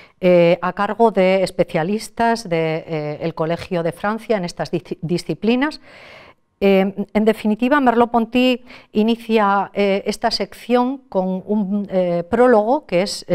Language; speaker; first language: Spanish; native; Spanish